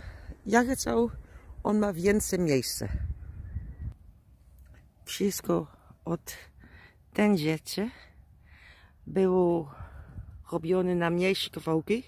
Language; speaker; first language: Polish; non-native, learner; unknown